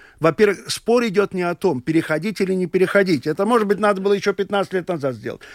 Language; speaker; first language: Russian; non-native, local second language; Latvian